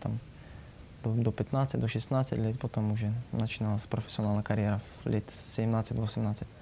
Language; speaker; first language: Russian; non-native, learner; Slovak